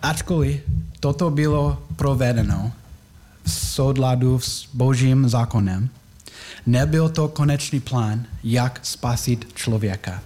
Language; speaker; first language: Czech; non-native, learner; English